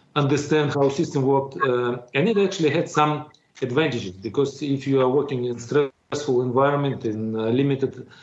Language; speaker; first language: English; non-native, fluent; Russian